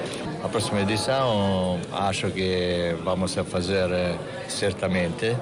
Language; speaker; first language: Portuguese; non-native, fluent; Italian